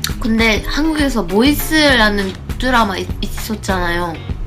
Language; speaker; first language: Korean; non-native, learner; Japanese